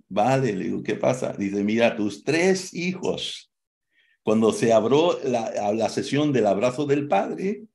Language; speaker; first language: Spanish; native; Spanish